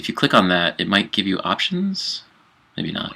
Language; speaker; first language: English; native; English